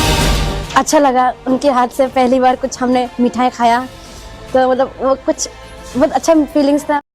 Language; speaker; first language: Hindi; non-native, local second language; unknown